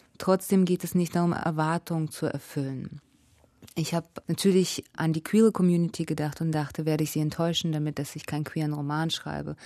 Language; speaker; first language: German; early bilingual, other home language; Russian